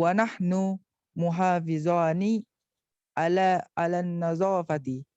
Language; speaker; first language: Arabic; non-native, learner; Indonesian